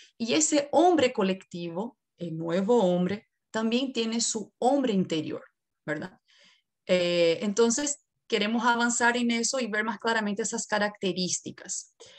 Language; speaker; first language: Spanish; non-native, fluent; Portuguese